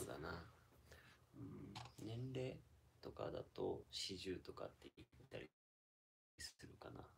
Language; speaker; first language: Japanese; native; Japanese